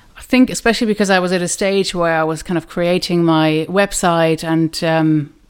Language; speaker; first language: English; non-native, fluent; German